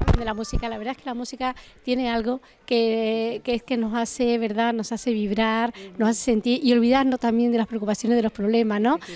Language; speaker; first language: Spanish; native; Spanish